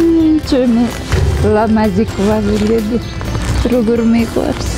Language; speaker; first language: Georgian; non-native, learner; Russian